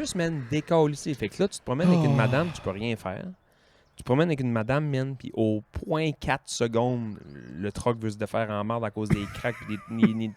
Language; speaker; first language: French; native; French